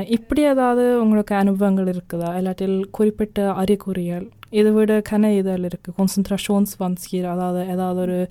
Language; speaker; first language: Tamil; early bilingual, heritage; Tamil